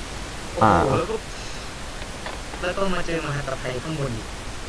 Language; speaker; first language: Thai; native; Thai